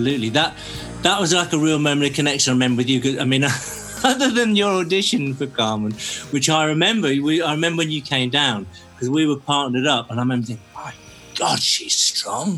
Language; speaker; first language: English; native; English